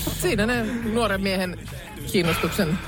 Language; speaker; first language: Finnish; native; Finnish